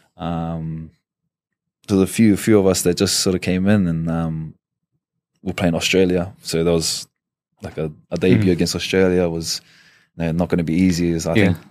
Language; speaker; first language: English; native; English